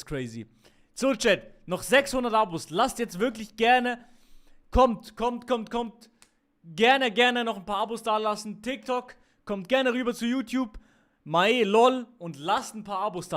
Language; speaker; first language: German; native; German